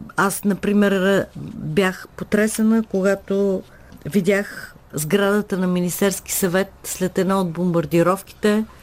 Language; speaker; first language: Bulgarian; native; Bulgarian